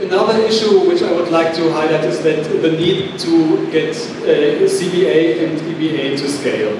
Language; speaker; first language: English; non-native, fluent; German